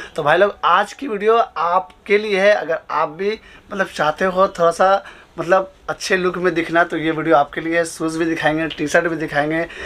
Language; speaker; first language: Hindi; native; Hindi